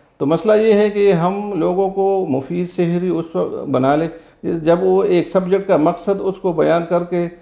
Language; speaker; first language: Urdu; non-native, local second language; Pashto